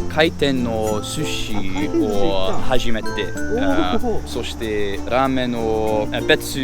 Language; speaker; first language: Japanese; non-native, learner; English